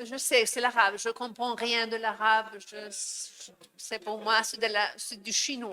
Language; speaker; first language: French; non-native, fluent; Spanish